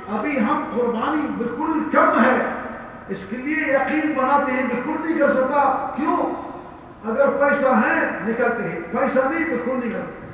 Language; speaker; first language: Urdu; non-native, learner; Arabic